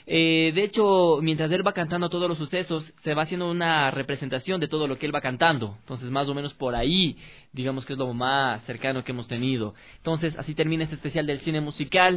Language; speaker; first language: Spanish; native; Spanish